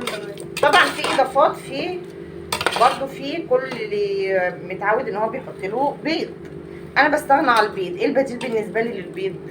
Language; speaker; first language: Arabic; native; Arabic